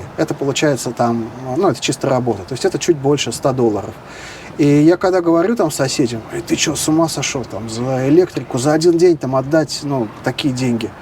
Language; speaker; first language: Russian; native; Russian